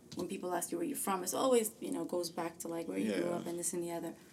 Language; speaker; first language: English; early bilingual, other home language; Amharic